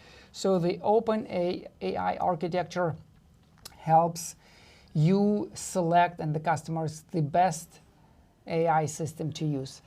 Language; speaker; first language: English; non-native, fluent; Russian